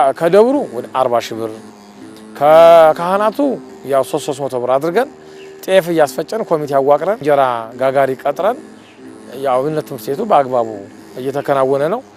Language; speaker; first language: Amharic; native; Amharic